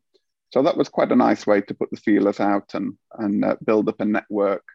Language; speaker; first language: English; native; English